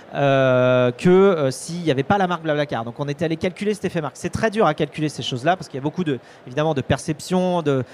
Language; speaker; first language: French; native; French